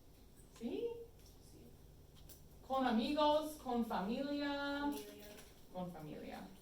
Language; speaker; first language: Spanish; non-native, fluent; English